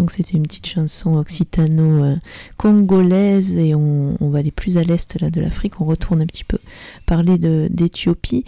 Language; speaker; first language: French; native; French